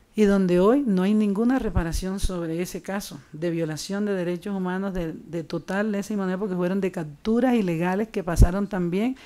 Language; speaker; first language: Spanish; native; Spanish